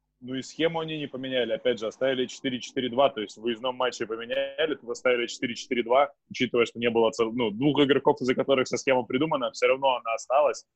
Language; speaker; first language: Russian; native; Russian